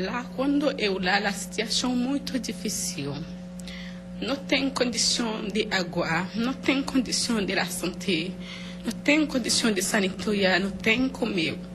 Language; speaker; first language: Portuguese; non-native, learner; Haitian Creole